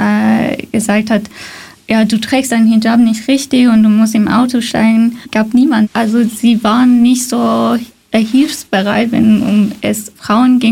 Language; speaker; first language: German; non-native, fluent; Persian